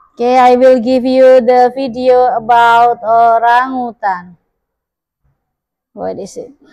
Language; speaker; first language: English; non-native, learner; Indonesian